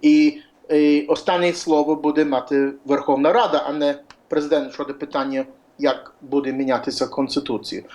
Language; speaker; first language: Ukrainian; early bilingual, heritage; Ukrainian